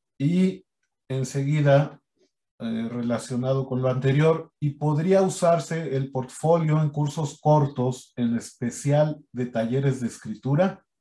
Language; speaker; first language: Spanish; native; Spanish